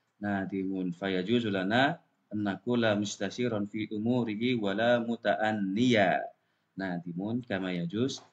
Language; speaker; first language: Arabic; non-native, fluent; Indonesian